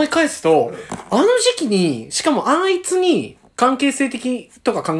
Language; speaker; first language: Japanese; native; Japanese